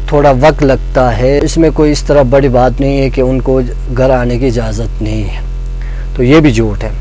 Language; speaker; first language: Urdu; non-native, local second language; Khowar